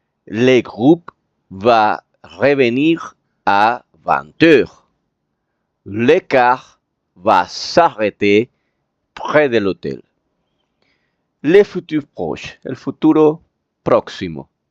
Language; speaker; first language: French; non-native, fluent; Spanish